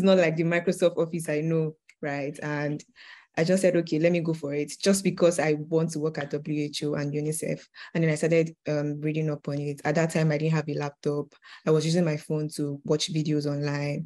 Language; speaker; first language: English; non-native, local second language; Yoruba